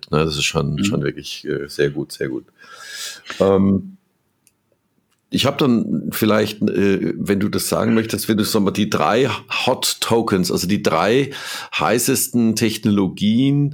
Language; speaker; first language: German; native; German